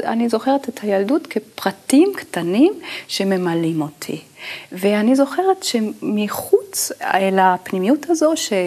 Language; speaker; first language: Hebrew; non-native, fluent; Italian